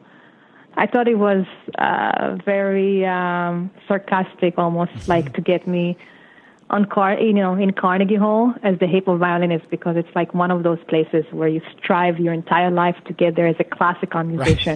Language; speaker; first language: English; non-native, fluent; Hebrew